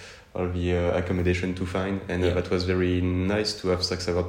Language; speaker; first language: English; non-native, fluent; French